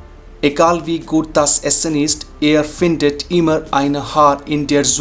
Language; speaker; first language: German; non-native, fluent; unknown